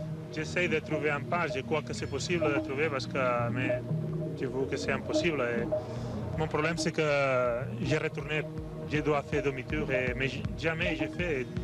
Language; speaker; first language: French; non-native, learner; Spanish